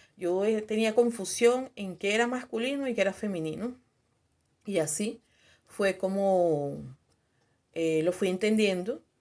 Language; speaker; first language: Spanish; native; Spanish